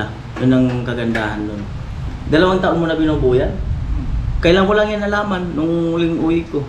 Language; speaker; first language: Filipino; native; Filipino